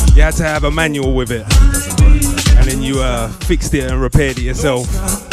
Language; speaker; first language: English; native; English